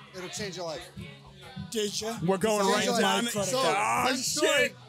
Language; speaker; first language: English; native; English